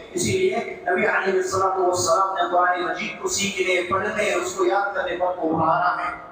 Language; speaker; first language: Urdu; native; Urdu